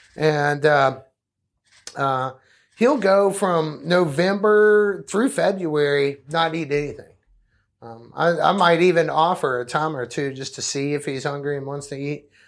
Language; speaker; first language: English; native; English